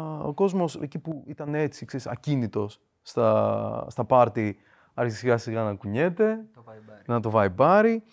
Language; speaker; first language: Greek; early bilingual, other home language; Russian